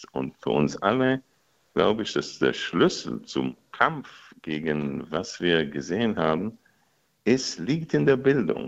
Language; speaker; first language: German; non-native, fluent; Hebrew